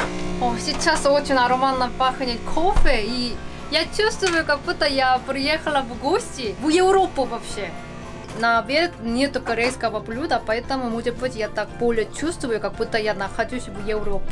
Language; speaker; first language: Russian; non-native, fluent; Korean